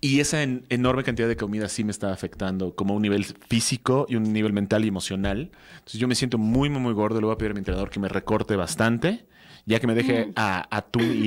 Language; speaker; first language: Spanish; native; Spanish